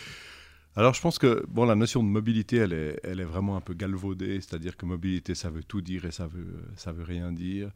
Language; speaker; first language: French; native; French